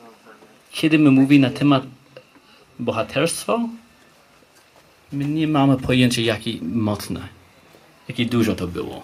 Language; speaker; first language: Polish; non-native, learner; Hebrew